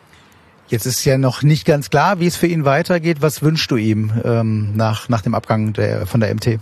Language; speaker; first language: German; native; German